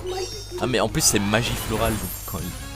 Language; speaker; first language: French; native; French